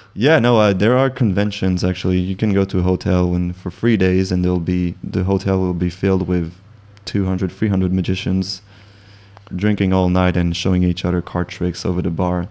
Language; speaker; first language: English; non-native, fluent; French